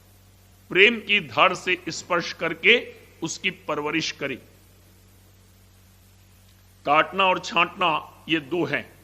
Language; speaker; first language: Hindi; native; Hindi